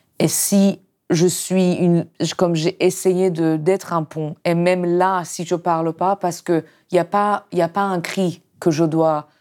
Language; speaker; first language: French; non-native, fluent; Persian